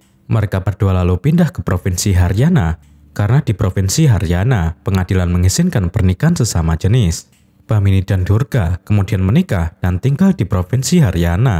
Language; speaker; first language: Indonesian; native; Indonesian